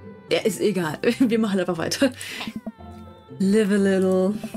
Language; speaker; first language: German; native; German